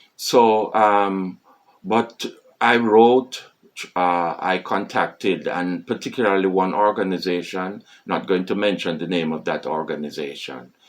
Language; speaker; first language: English; non-native, fluent; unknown